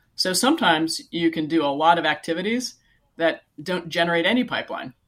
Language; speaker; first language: English; native; English